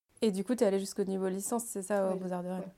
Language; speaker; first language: French; native; French